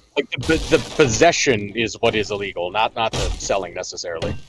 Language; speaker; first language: English; native; English